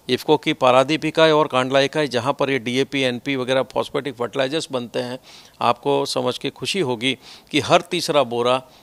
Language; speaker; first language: Hindi; non-native, local second language; Gujarati